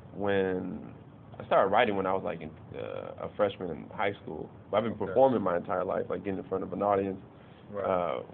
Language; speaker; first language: English; native; English